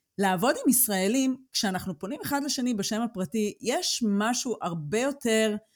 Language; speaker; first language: Hebrew; native; Hebrew